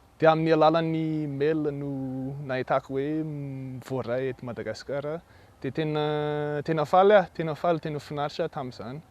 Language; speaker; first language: Malagasy; non-native, fluent; English